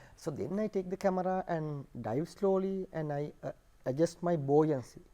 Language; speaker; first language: English; non-native, local second language; Sinhala